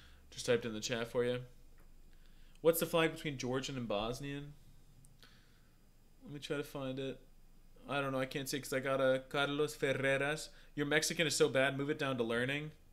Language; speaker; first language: English; native; English